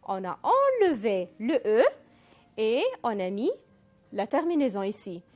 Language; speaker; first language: French; non-native, fluent; Arabic